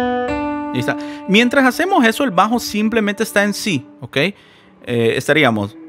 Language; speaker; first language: Spanish; native; Spanish